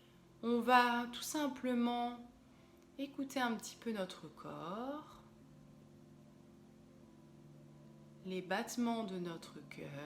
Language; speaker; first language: French; native; French